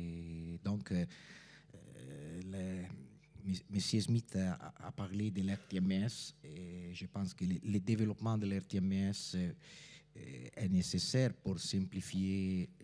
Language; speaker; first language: French; non-native, fluent; Italian